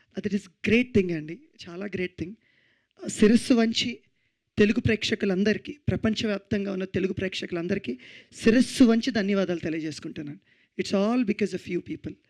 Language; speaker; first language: Telugu; native; Telugu